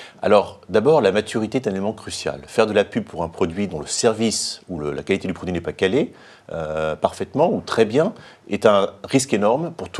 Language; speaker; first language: French; native; French